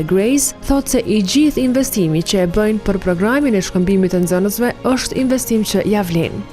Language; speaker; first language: Albanian; native; Albanian